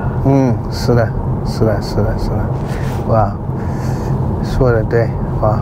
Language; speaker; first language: Chinese; non-native, learner; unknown